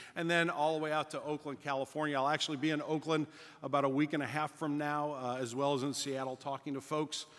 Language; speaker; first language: English; native; English